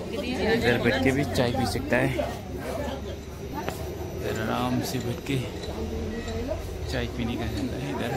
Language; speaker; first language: Hindi; non-native, local second language; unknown